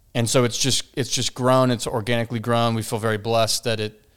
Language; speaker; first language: English; native; English